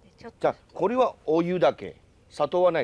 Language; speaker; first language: Japanese; non-native, learner; Chinese